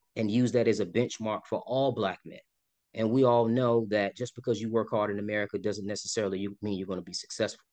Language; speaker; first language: English; native; English